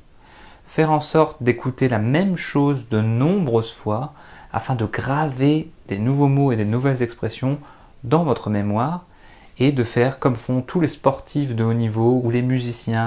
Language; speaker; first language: French; native; French